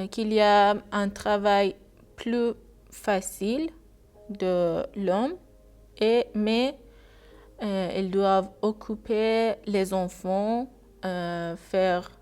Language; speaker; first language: French; non-native, learner; Persian